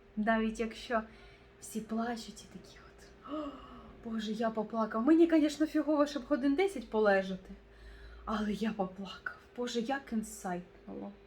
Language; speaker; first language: Ukrainian; non-native, local second language; Russian